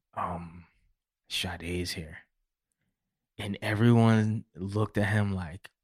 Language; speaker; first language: English; native; English